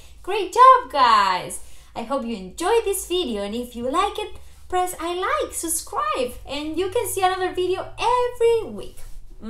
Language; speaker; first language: English; non-native, fluent; Spanish